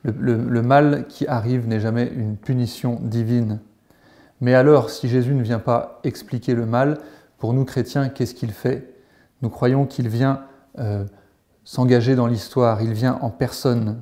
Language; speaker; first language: French; native; French